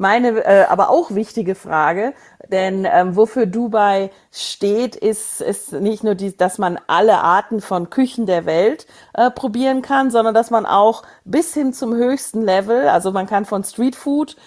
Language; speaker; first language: German; native; German